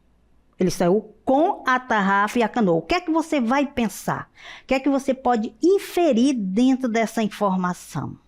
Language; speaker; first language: Portuguese; native; Portuguese